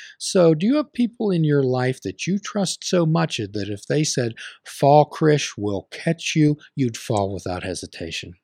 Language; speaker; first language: English; native; English